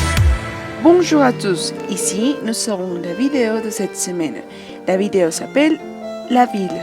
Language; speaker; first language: French; non-native, fluent; Spanish